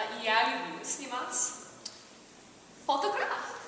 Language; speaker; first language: Russian; non-native, learner; English